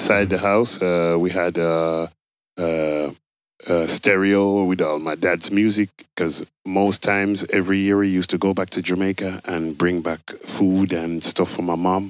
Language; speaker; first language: English; native; English